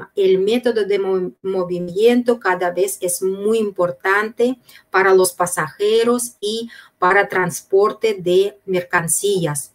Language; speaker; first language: Spanish; non-native, fluent; Russian